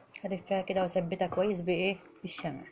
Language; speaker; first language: Arabic; native; Arabic